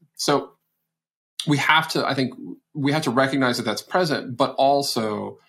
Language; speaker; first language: English; native; English